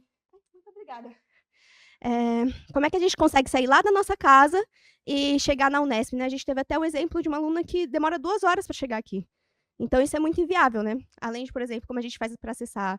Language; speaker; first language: Portuguese; native; Portuguese